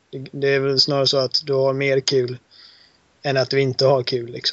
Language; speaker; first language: Swedish; native; Swedish